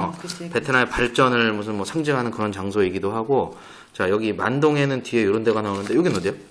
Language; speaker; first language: Korean; native; Korean